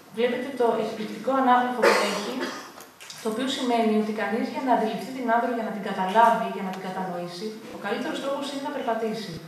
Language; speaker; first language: Greek; native; Greek